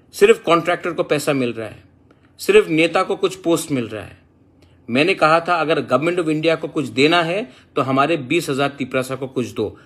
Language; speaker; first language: Hindi; non-native, local second language; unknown